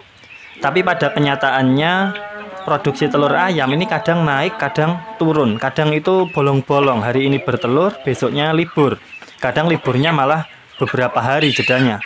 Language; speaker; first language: Indonesian; native; Indonesian